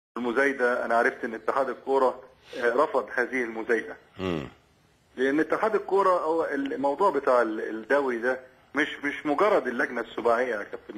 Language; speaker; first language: Arabic; native; Arabic